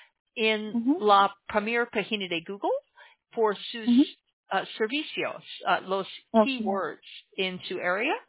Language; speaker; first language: Spanish; non-native, learner; English